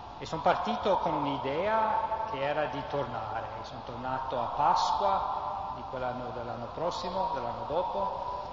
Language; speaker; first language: Italian; non-native, fluent; English